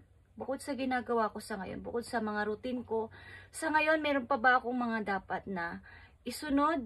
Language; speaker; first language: Filipino; native; Filipino